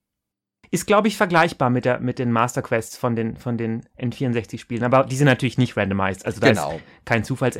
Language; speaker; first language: German; native; German